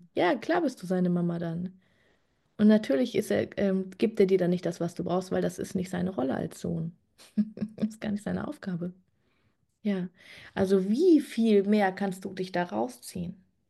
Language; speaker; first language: German; native; German